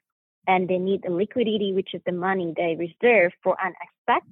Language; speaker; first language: English; non-native, local second language; Chinese